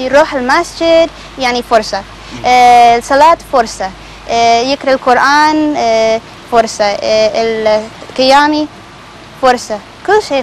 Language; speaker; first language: Arabic; non-native, learner; Spanish